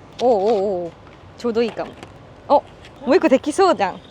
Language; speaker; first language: Japanese; non-native, learner; Korean